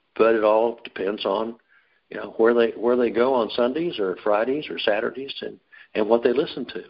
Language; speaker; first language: English; native; English